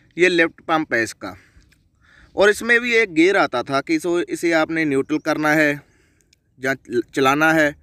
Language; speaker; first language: Hindi; non-native, local second language; Punjabi